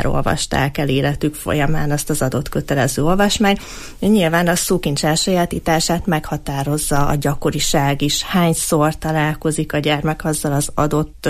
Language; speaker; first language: Hungarian; native; Hungarian